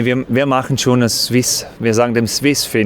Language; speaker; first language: German; native; German